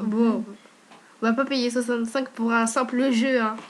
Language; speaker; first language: French; native; French